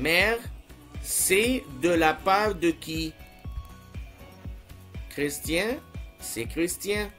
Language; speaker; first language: French; non-native, fluent; Arabic